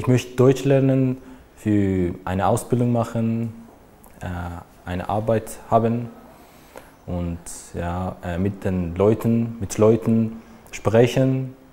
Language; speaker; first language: German; non-native, learner; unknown